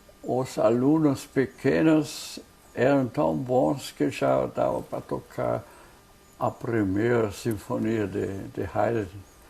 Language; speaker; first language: Portuguese; non-native, fluent; German